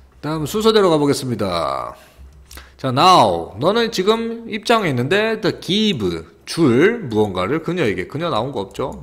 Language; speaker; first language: Korean; native; Korean